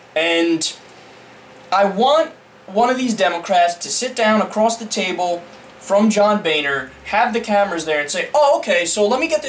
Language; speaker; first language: English; native; English